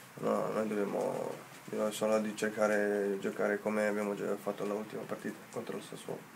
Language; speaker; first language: Italian; non-native, fluent; Slovenian